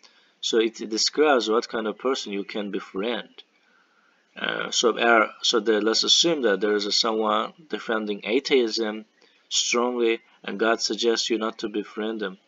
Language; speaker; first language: English; non-native, fluent; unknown